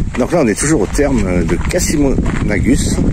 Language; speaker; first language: French; native; French